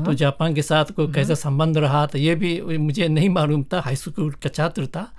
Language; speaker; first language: Hindi; non-native, fluent; Japanese